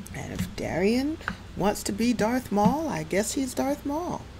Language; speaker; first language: English; native; English